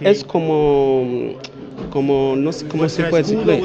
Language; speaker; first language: Spanish; non-native, learner; Bini